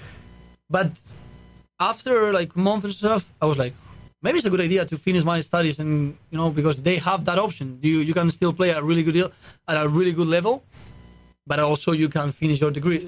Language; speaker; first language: English; non-native, fluent; Spanish